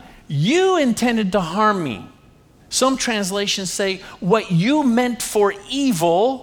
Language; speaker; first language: English; native; English